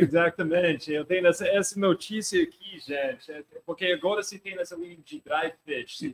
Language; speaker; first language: Portuguese; non-native, fluent; English